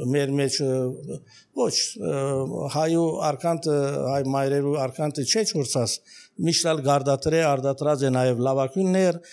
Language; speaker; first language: Armenian; early bilingual, heritage; Armenian